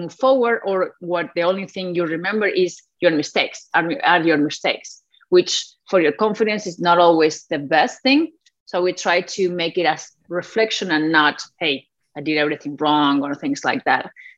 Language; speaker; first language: English; non-native, fluent; Spanish